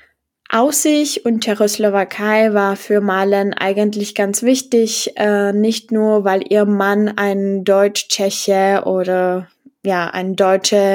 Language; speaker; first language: German; non-native, fluent; Czech